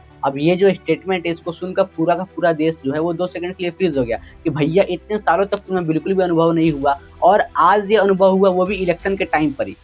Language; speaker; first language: Hindi; native; Hindi